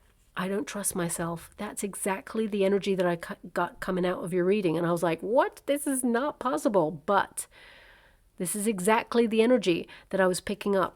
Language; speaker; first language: English; native; English